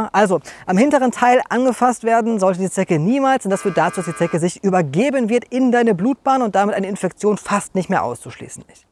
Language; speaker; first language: German; native; German